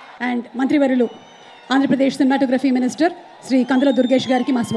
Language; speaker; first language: Telugu; native; Telugu